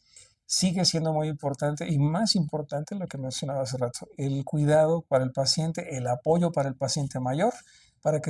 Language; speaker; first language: Spanish; native; Spanish